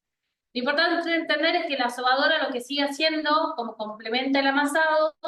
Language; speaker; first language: Spanish; native; Spanish